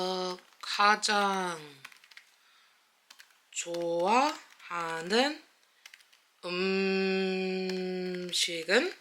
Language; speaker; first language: Korean; non-native, learner; English